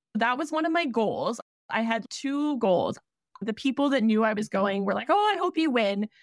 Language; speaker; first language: English; native; English